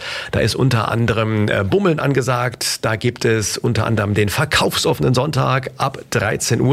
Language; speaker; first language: German; native; German